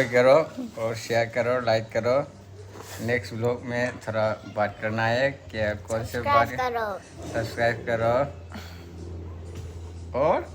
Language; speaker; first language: Hindi; non-native, local second language; Manipuri